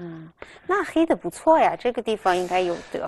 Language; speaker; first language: Chinese; native; Chinese